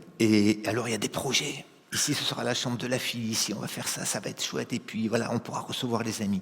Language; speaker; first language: French; native; French